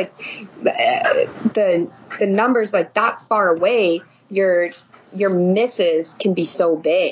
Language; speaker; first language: English; native; English